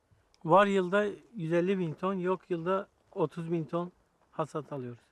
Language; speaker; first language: Turkish; native; Turkish